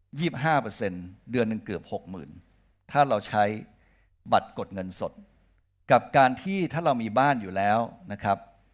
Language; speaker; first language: Thai; native; Thai